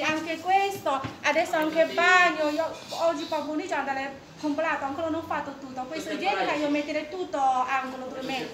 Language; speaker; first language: Italian; non-native, learner; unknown